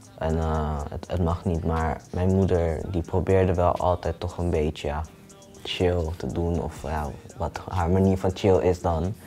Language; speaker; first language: Dutch; early bilingual, other home language; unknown